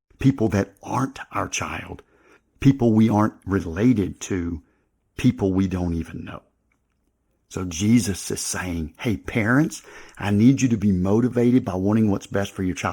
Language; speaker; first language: English; native; English